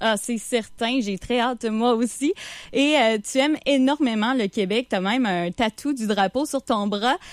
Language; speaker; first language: French; native; French